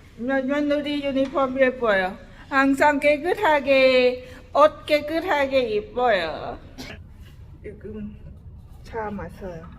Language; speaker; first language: Korean; non-native, learner; Lao